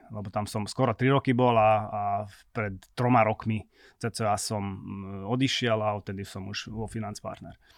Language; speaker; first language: Slovak; non-native, local second language; Hungarian